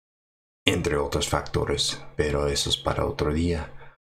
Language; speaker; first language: Spanish; non-native, fluent; English